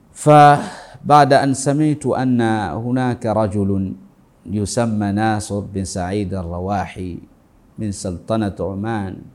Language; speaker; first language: Arabic; non-native, fluent; Swahili